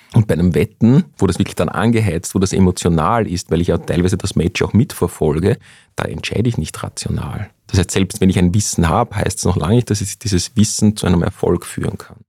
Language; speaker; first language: German; native; German